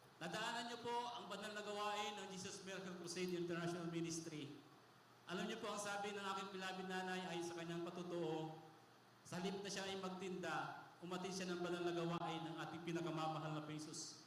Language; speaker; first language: Filipino; non-native, local second language; Bikol